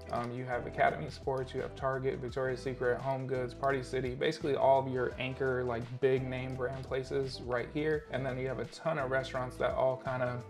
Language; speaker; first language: English; native; English